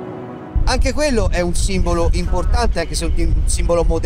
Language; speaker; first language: Italian; native; Italian